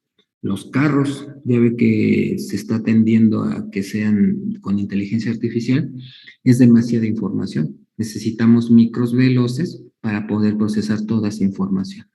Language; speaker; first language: Spanish; native; Spanish